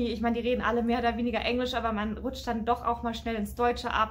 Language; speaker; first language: German; native; German